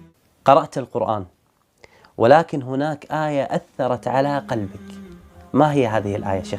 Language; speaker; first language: Arabic; native; Arabic